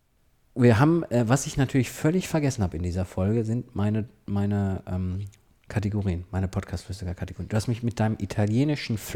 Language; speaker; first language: German; native; German